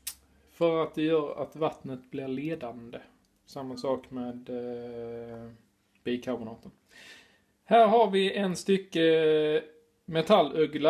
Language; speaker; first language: Swedish; native; Swedish